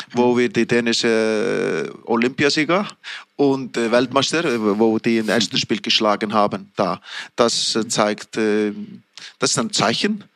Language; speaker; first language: German; non-native, fluent; Icelandic